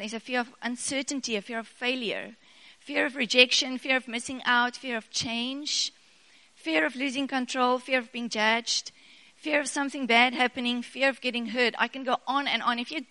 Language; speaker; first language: English; non-native, local second language; Afrikaans